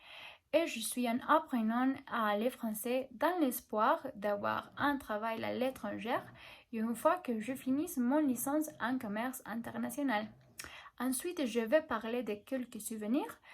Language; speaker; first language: French; non-native, learner; Spanish